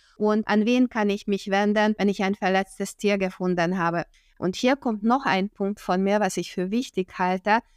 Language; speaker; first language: German; non-native, fluent; Hungarian